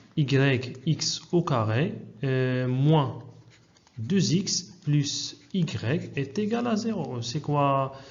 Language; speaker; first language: French; non-native, local second language; Arabic